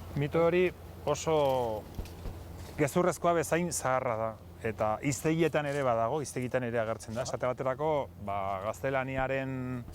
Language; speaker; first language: Basque; non-native, fluent; Spanish